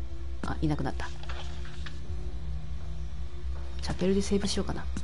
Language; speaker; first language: Japanese; native; Japanese